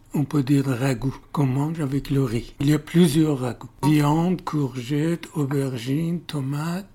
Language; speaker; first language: French; non-native, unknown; Persian